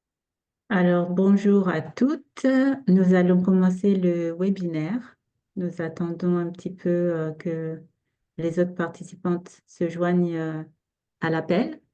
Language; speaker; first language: French; native; French